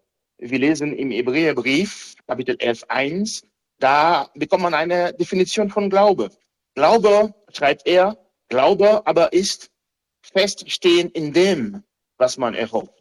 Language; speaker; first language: German; non-native, fluent; Haitian Creole